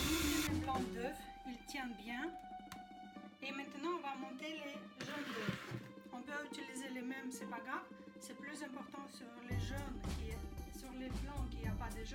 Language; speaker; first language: French; non-native, fluent; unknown